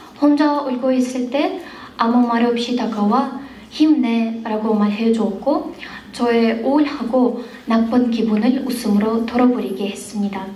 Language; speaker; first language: Korean; non-native, fluent; Kazakh